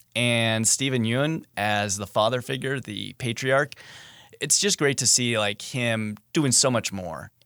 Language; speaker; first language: English; native; English